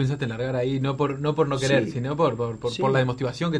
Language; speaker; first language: Spanish; native; Spanish